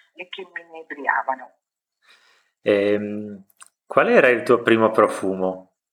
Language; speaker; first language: Italian; native; Italian